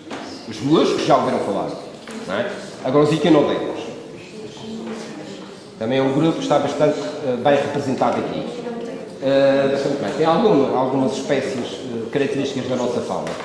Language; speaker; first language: Portuguese; native; Portuguese